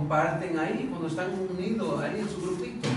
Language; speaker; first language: Spanish; native; Spanish